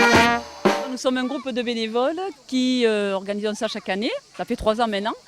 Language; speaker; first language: French; native; French